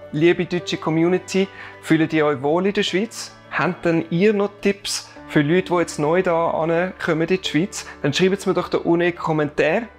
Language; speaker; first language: German; native; German